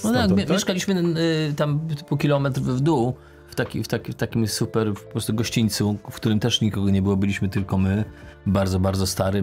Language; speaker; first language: Polish; native; Polish